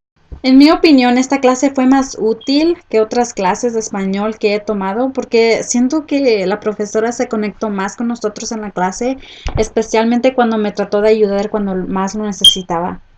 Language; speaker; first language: Spanish; early bilingual, heritage; Spanish